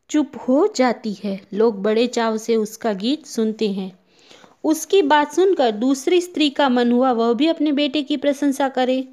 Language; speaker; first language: Hindi; non-native, local second language; Gujarati